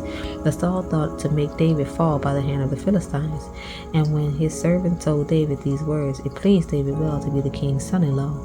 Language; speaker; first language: English; native; English